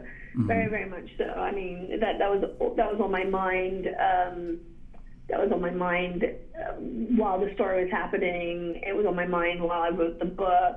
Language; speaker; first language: English; native; English